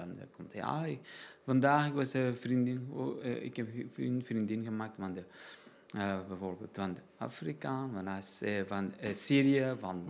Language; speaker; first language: Dutch; non-native, learner; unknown